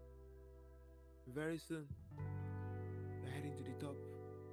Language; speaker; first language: English; non-native, local second language; Yoruba